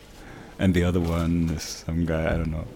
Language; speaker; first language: English; non-native, fluent; German